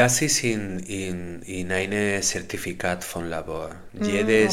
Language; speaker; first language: German; non-native, learner; Spanish